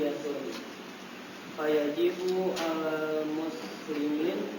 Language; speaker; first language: Arabic; non-native, learner; Indonesian